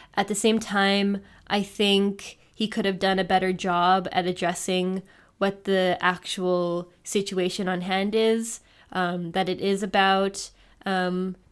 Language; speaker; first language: English; native; English